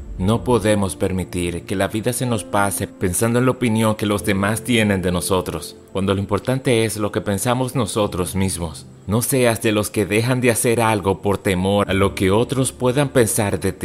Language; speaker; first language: Spanish; native; Spanish